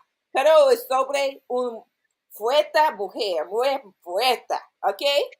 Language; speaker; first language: Spanish; non-native, learner; English